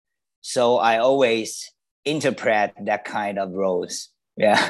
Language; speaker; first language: English; non-native, learner; Chinese